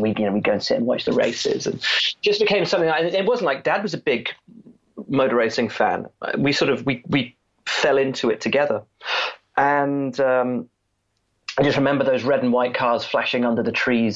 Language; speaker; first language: English; native; English